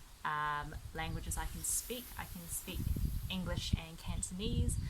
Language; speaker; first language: English; early bilingual, other home language; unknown